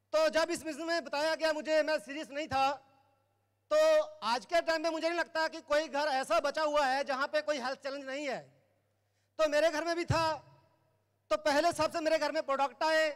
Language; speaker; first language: Hindi; native; Hindi